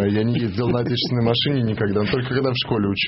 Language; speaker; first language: Russian; native; Russian